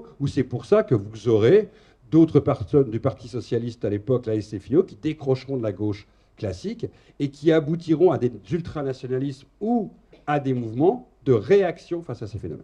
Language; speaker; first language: French; native; French